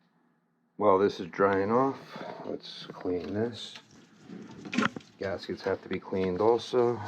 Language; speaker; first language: English; native; English